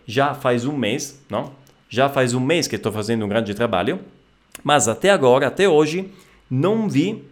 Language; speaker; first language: Portuguese; non-native, fluent; Italian